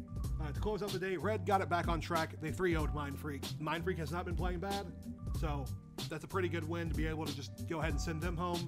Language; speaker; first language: English; native; English